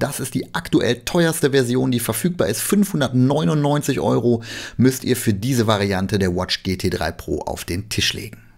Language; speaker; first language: German; native; German